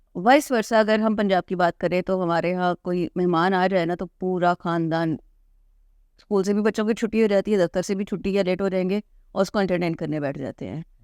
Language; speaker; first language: Urdu; non-native, local second language; Punjabi